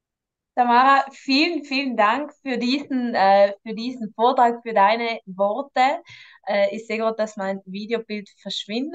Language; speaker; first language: German; native; German